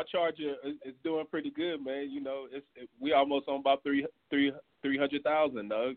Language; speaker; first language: English; native; English